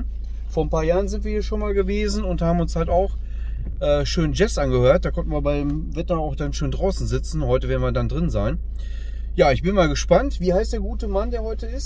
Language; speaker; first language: German; native; German